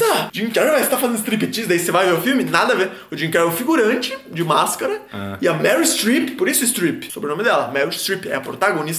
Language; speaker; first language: Portuguese; native; Portuguese